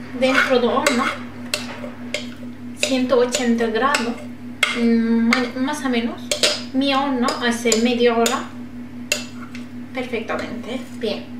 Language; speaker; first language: Spanish; non-native, learner; Turkish